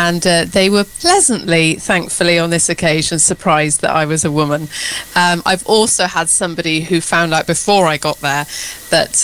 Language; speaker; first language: English; native; English